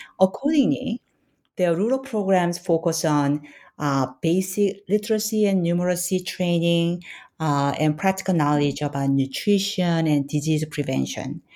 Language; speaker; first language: English; non-native, fluent; Korean